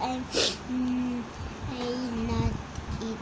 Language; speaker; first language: English; non-native, learner; Filipino